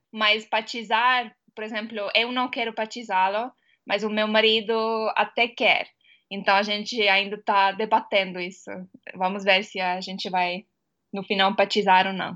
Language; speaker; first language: Portuguese; non-native, fluent; Estonian